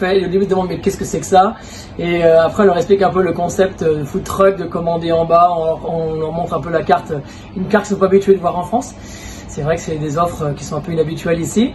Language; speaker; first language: French; native; French